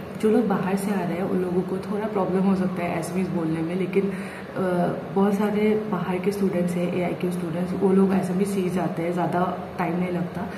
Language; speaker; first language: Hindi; non-native, local second language; Assamese